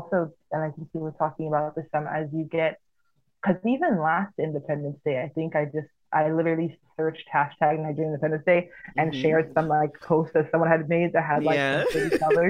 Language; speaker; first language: English; early bilingual, other home language; Igbo